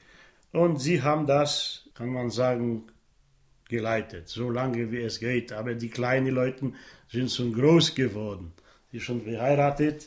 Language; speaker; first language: German; non-native, local second language; Polish